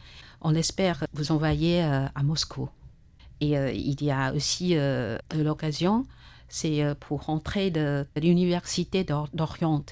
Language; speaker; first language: French; non-native, learner; Chinese